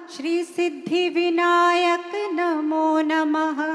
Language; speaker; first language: Hindi; non-native, local second language; Marathi